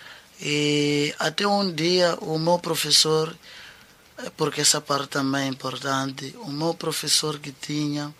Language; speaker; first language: Portuguese; non-native, local second language; Tsonga